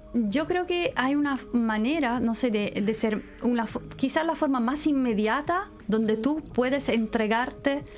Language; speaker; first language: Spanish; non-native, fluent; Italian